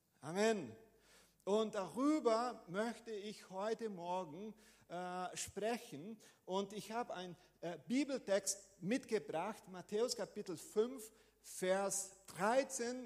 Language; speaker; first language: German; non-native, fluent; Portuguese